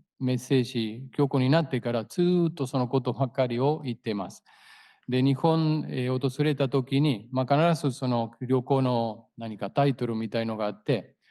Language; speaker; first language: Japanese; non-native, fluent; Spanish